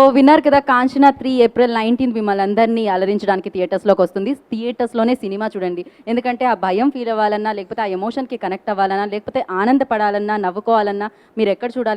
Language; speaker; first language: Telugu; native; Telugu